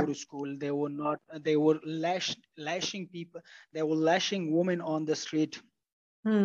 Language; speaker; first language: English; non-native, fluent; Pashto